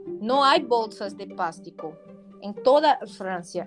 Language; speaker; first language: Spanish; non-native, learner; Portuguese